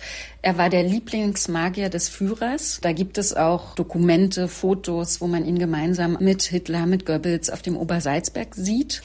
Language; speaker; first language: German; native; German